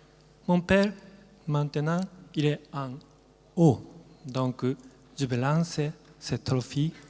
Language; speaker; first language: French; non-native, learner; Japanese